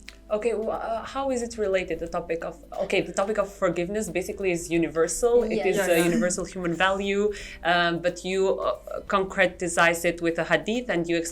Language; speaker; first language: English; non-native, fluent; Albanian